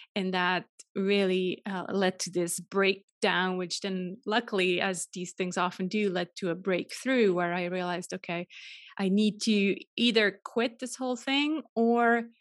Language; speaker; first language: English; non-native, fluent; German